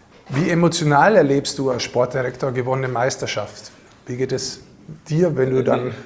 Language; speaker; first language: German; native; German